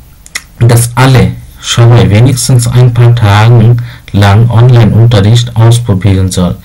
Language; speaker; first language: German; non-native, fluent; Bangla